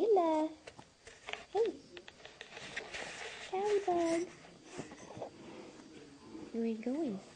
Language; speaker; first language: English; native; English